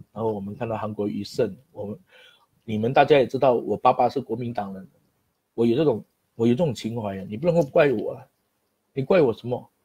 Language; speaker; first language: Chinese; native; Chinese